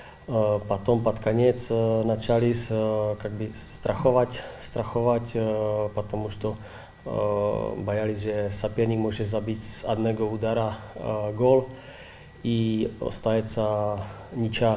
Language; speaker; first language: Russian; non-native, learner; Czech